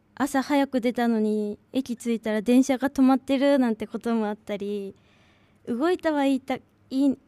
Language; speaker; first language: Japanese; native; Japanese